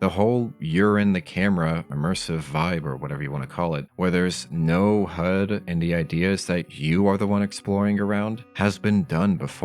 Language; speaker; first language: English; native; English